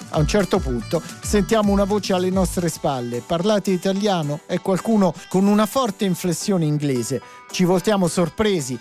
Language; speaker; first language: Italian; native; Italian